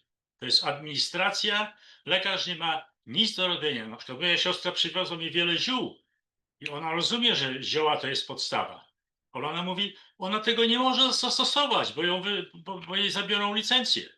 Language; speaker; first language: Polish; non-native, learner; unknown